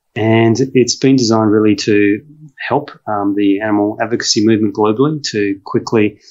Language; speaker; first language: English; native; English